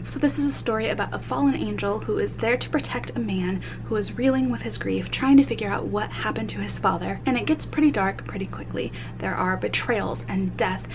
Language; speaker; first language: English; native; English